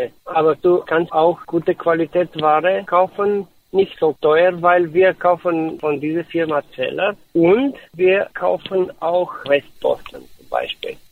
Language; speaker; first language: German; non-native, learner; Romanian